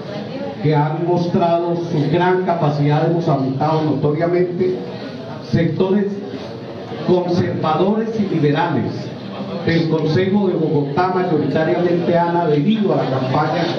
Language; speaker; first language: Spanish; native; Spanish